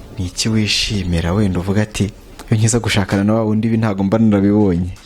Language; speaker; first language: Kinyarwanda; native; Kinyarwanda